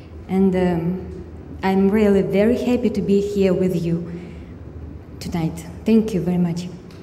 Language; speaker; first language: English; non-native, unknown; Ukrainian